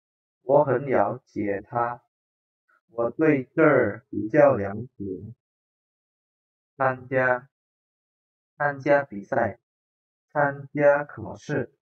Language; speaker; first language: Chinese; non-native, fluent; Indonesian